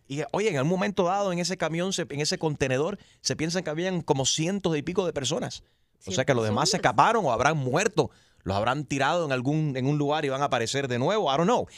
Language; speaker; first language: Spanish; early bilingual, heritage; Spanish